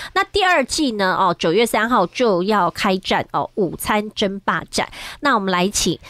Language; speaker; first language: Chinese; native; Chinese